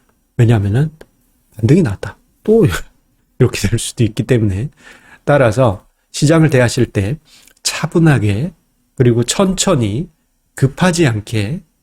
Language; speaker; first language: Korean; native; Korean